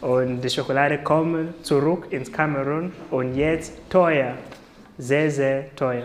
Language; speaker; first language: German; non-native, learner; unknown